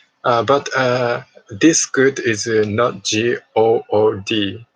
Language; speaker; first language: English; non-native, learner; Japanese